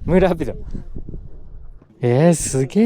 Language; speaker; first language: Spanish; non-native, learner; Japanese